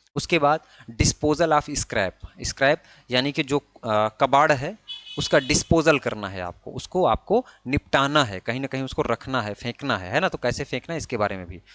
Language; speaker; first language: Hindi; native; Hindi